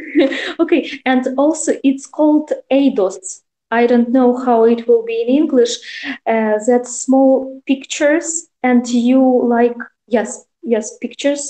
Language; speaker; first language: English; non-native, learner; Russian